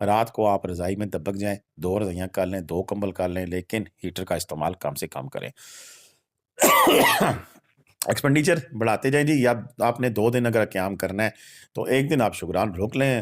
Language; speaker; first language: Hindi; non-native, local second language; Punjabi